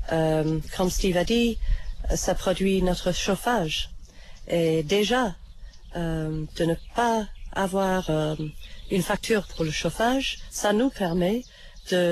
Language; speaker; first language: French; non-native, fluent; English